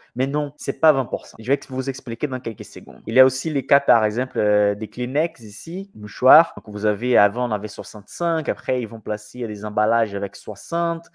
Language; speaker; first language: French; non-native, fluent; Portuguese